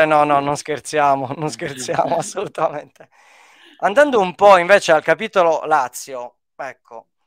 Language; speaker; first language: Italian; native; Italian